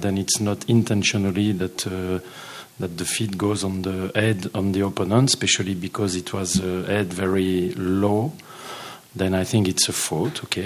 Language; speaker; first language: English; non-native, fluent; French